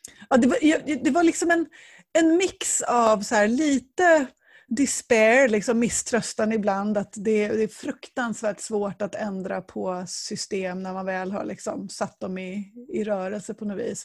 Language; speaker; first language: Swedish; native; Swedish